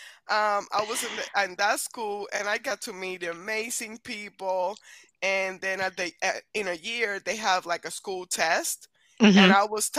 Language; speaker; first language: English; non-native, fluent; Spanish